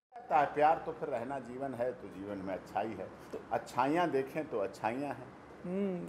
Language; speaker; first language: Hindi; native; Hindi